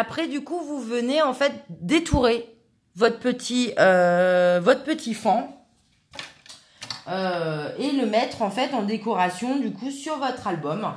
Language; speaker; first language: French; native; French